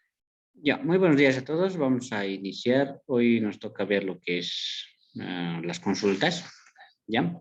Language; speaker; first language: Spanish; native; Spanish